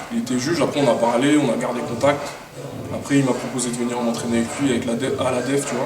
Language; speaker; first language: French; native; French